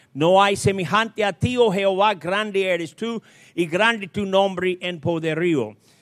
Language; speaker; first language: Spanish; non-native, fluent; English